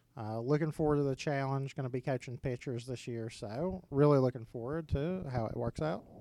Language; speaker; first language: English; native; English